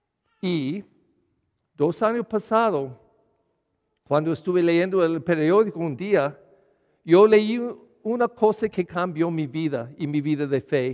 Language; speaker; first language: Spanish; non-native, learner; English